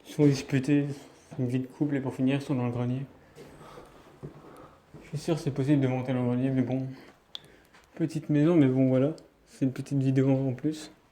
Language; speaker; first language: French; native; French